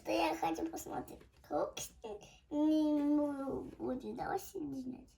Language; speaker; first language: Russian; early bilingual, other home language; Azerbaijani